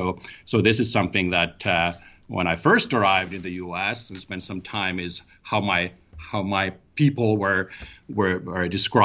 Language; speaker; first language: English; non-native, fluent; Finnish